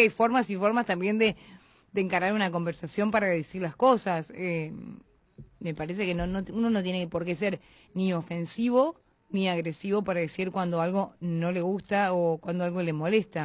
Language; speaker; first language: Spanish; native; Spanish